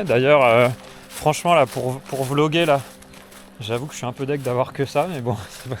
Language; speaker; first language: French; native; French